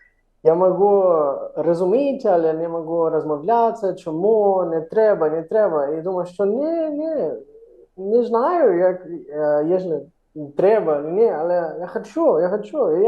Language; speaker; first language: Ukrainian; non-native, learner; Portuguese